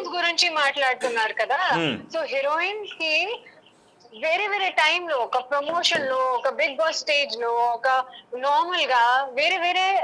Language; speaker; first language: Telugu; non-native, learner; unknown